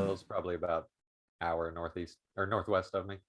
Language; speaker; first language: English; native; English